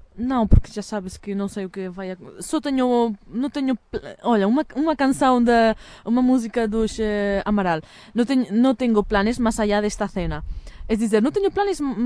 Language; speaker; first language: Portuguese; non-native, fluent; Catalan